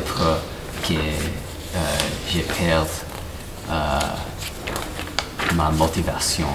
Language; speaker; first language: French; non-native, learner; English